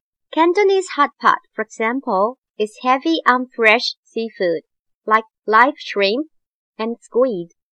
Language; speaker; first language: English; non-native, fluent; Chinese